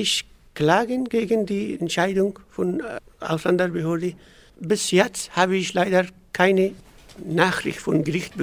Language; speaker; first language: German; non-native, learner; Persian